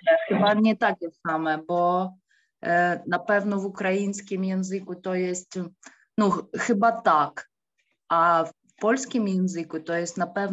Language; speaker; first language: Polish; non-native, learner; Ukrainian